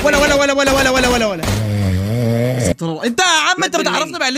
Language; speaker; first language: Arabic; native; Arabic